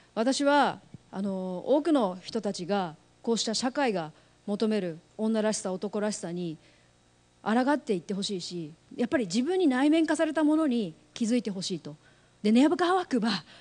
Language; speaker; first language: Japanese; native; Japanese